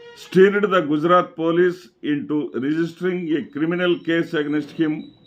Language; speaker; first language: English; non-native, local second language; Telugu